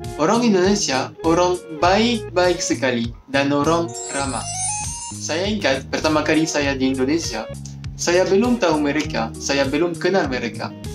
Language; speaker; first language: Indonesian; non-native, learner; French